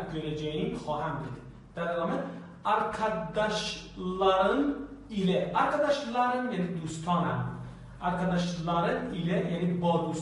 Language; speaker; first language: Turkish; non-native, fluent; Persian